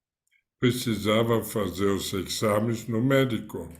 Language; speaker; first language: Portuguese; non-native, fluent; German